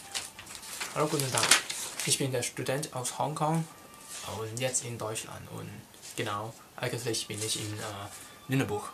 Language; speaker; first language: German; non-native, learner; Cantonese